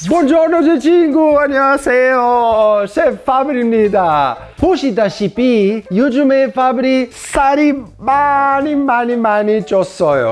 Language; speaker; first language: Korean; non-native, fluent; Italian